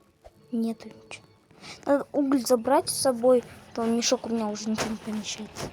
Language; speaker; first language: Russian; native; Russian